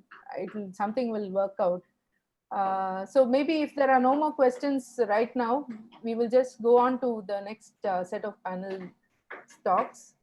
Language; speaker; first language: English; non-native, local second language; Tamil